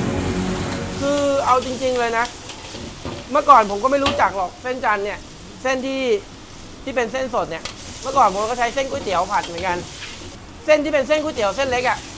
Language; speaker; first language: Thai; native; Thai